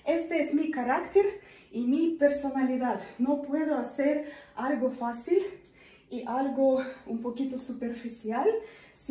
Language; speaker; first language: Spanish; non-native, learner; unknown